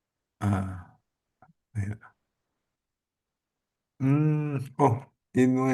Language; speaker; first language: Chinese; non-native, learner; Indonesian